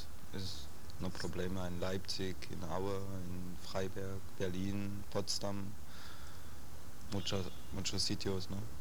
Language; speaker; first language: Spanish; non-native, learner; German